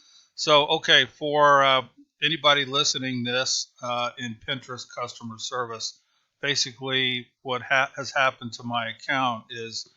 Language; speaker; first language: English; native; English